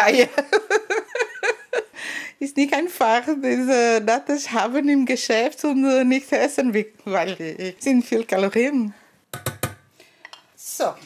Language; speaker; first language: German; non-native, learner; Portuguese